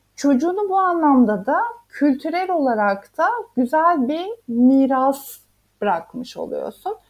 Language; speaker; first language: Turkish; native; Turkish